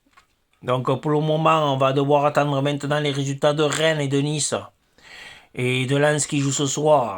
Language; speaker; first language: French; native; French